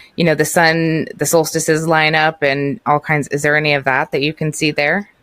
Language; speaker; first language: English; early bilingual, other home language; Norwegian